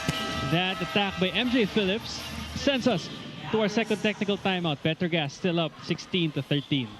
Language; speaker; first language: English; non-native, local second language; Filipino